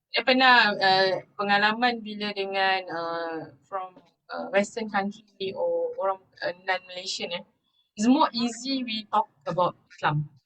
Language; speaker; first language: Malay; non-native, local second language; Tamil